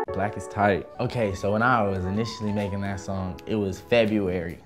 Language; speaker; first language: English; native; English